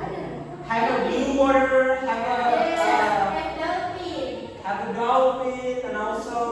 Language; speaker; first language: English; non-native, learner; Indonesian